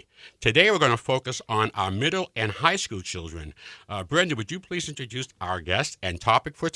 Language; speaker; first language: English; native; English